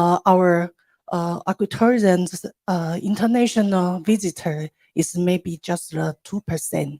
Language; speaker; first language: English; non-native, learner; Chinese